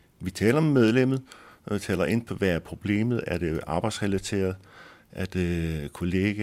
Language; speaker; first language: Danish; native; Danish